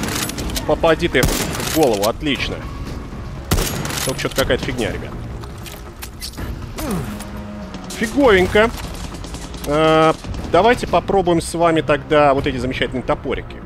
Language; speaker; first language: Russian; native; Russian